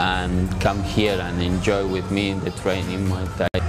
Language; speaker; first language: English; non-native, learner; Spanish